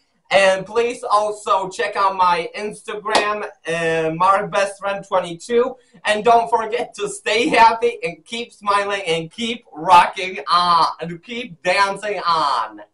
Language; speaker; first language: English; non-native, learner; Polish